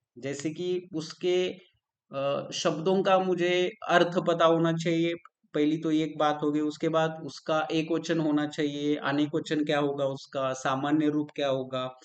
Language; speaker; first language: Hindi; non-native, local second language; Marathi